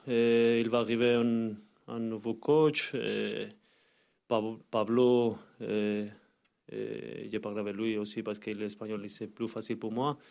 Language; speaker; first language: French; non-native, learner; Spanish